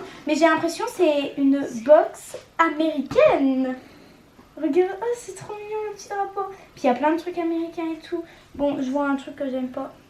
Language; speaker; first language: French; native; French